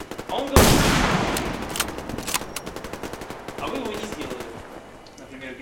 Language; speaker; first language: Russian; native; Russian